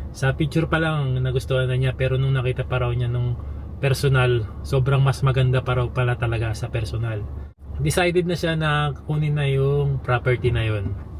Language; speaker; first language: Filipino; native; Filipino